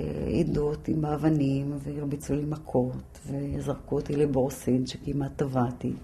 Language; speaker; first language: Hebrew; early bilingual, other home language; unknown